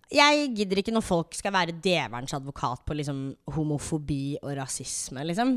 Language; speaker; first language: Norwegian; early bilingual, other home language; English